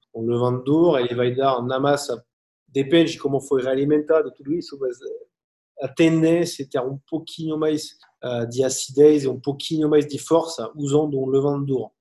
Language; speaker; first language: Portuguese; non-native, learner; French